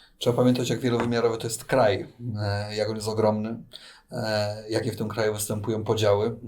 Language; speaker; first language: Polish; native; Polish